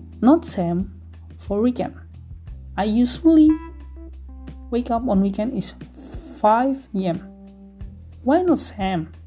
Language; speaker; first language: English; non-native, learner; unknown